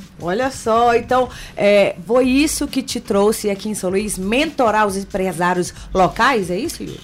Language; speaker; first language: Portuguese; native; Portuguese